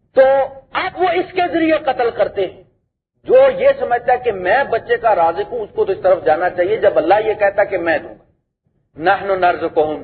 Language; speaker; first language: Urdu; non-native, local second language; Punjabi